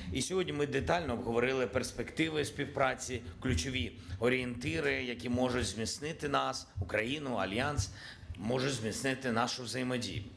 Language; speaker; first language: Ukrainian; non-native, local second language; Russian